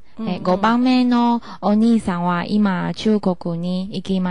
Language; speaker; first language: Japanese; non-native, learner; Chinese